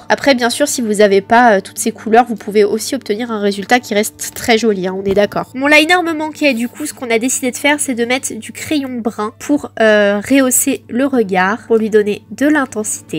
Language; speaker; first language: French; native; French